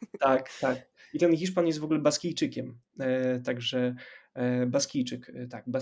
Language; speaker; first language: Polish; non-native, local second language; Ukrainian